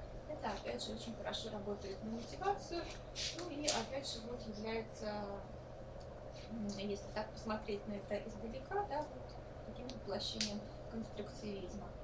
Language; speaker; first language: Russian; native; Russian